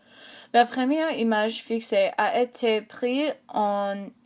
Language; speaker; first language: French; non-native, learner; English